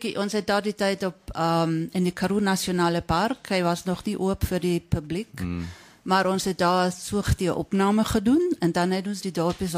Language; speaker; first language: Afrikaans; non-native, fluent; German